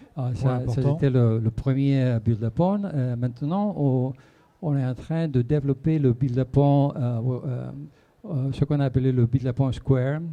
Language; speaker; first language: French; non-native, fluent; Spanish